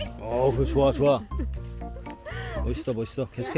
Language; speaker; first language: Korean; native; Korean